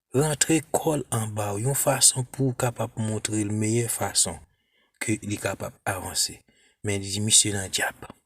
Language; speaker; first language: Haitian Creole; native; Haitian Creole